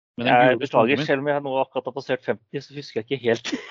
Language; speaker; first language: Norwegian; native; Norwegian